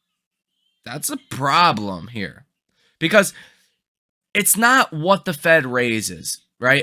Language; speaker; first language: English; native; English